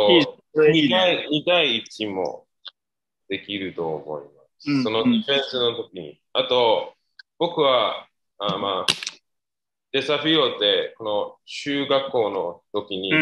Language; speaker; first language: Japanese; non-native, learner; Chinese